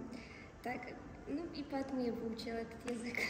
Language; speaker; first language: Russian; non-native, fluent; Polish